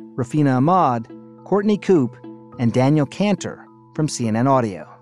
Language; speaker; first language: English; native; English